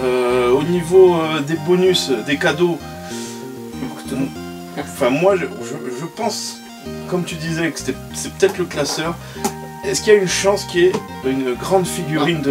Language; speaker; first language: French; native; French